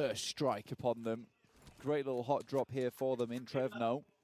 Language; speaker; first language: English; native; English